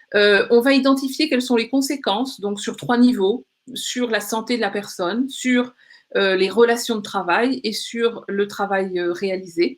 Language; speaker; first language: French; native; French